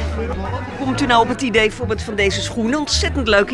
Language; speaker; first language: Dutch; native; Dutch